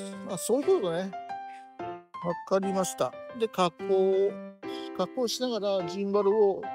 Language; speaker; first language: Japanese; native; Japanese